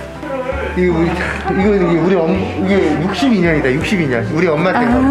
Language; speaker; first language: Korean; native; Korean